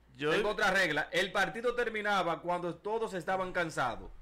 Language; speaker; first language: Spanish; native; Spanish